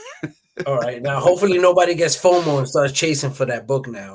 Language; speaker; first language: English; native; English